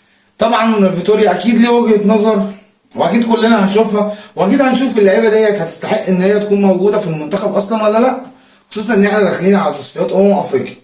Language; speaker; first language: Arabic; native; Arabic